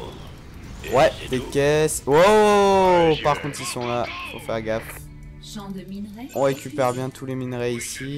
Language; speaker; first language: French; native; French